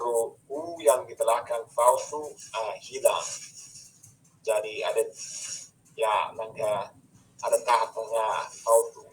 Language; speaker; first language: Indonesian; non-native, fluent; English